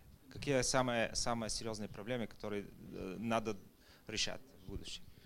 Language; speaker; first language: Russian; non-native, fluent; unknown